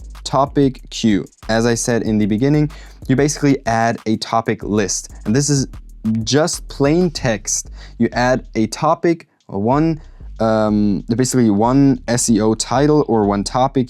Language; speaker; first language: English; non-native, fluent; German